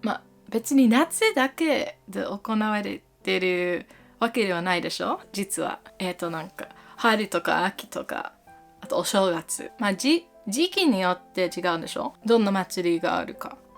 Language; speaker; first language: Japanese; non-native, fluent; English